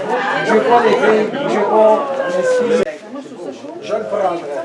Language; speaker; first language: French; non-native, fluent; Hindi